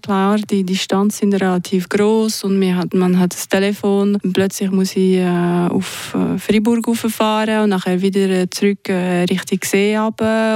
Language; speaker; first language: German; non-native, local second language; French